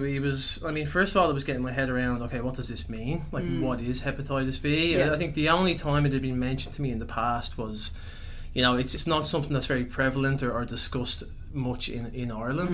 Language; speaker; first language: English; native; English